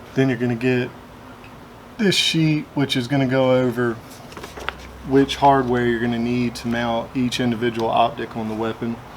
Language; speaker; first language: English; native; English